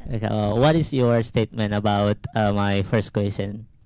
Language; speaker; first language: English; non-native, learner; Indonesian